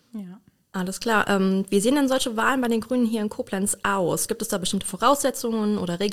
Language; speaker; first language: German; native; German